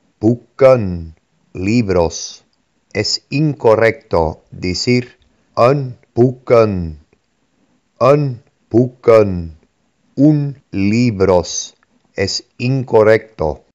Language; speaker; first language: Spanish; non-native, fluent; Dutch